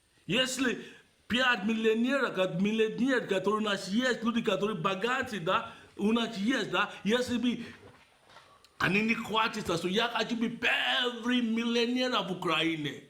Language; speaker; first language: Russian; non-native, fluent; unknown